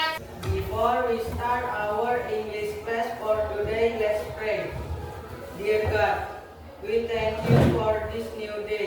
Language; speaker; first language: English; non-native, learner; Indonesian